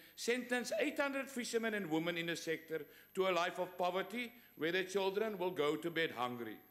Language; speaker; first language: English; non-native, local second language; Afrikaans